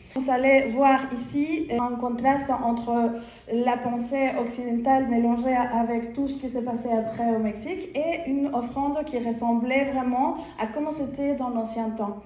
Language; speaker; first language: French; non-native, fluent; Spanish